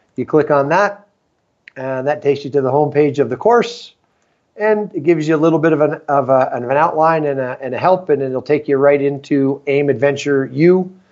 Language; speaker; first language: English; native; English